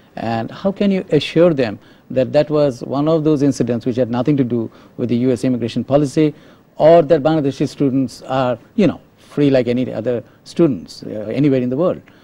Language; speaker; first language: English; non-native, local second language; Bangla